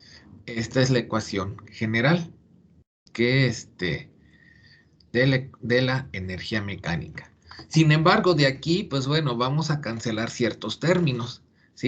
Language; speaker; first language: Spanish; native; Spanish